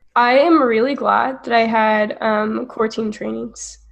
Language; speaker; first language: English; native; English